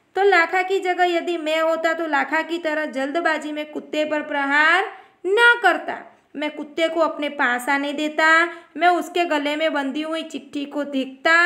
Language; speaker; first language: Hindi; non-native, local second language; Gujarati